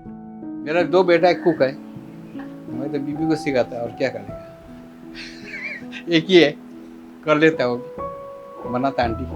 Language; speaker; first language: Hindi; non-native, local second language; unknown